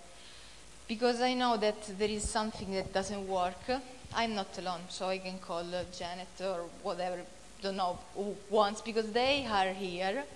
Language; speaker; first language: English; non-native, fluent; Italian